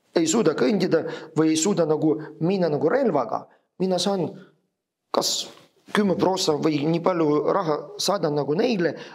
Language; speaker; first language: Estonian; non-native, fluent; Ukrainian